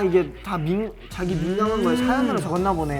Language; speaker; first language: Korean; native; Korean